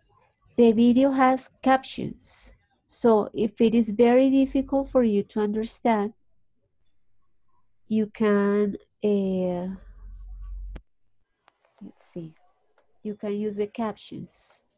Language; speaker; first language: English; non-native, fluent; Spanish